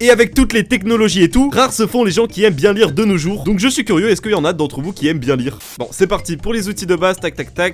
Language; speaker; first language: French; native; French